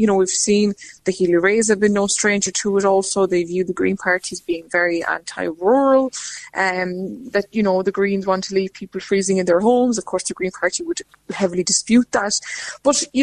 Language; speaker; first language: English; non-native, fluent; Lithuanian